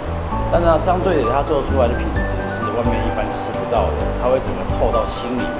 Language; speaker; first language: Chinese; native; Chinese